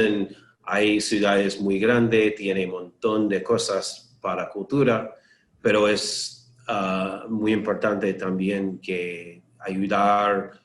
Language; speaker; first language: Spanish; non-native, learner; English